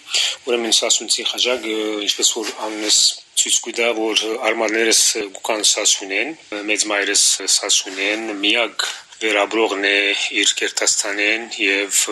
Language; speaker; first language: Armenian; early bilingual, heritage; Armenian